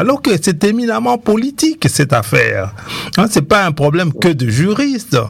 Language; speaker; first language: French; non-native, local second language; Lingala